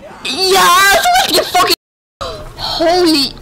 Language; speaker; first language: Icelandic; early bilingual, heritage; Icelandic